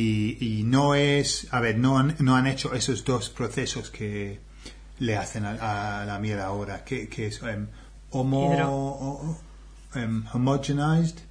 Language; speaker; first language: Spanish; non-native, fluent; English